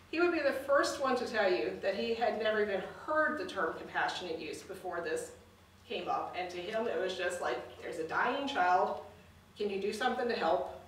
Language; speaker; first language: English; native; English